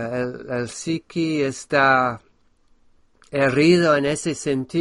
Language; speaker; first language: Spanish; non-native, fluent; English